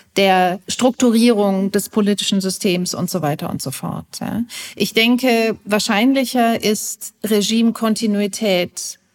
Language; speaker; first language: German; native; German